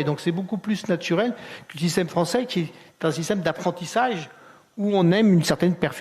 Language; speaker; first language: French; native; French